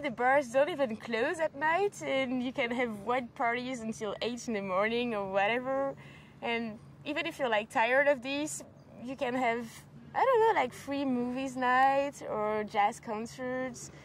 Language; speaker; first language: English; non-native, fluent; French